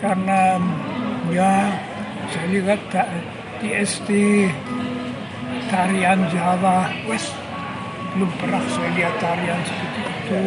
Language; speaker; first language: Indonesian; non-native, fluent; German